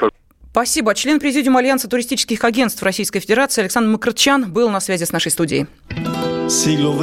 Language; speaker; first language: Russian; native; Russian